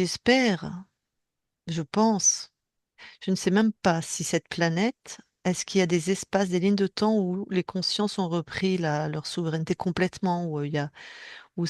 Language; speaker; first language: French; native; French